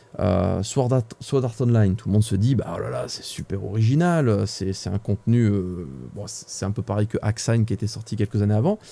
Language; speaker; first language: French; native; French